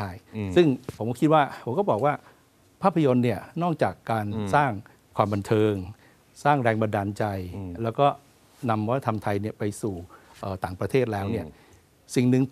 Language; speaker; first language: Thai; native; Thai